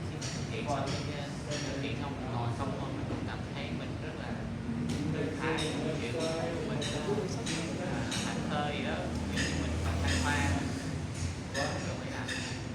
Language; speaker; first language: Vietnamese; native; Vietnamese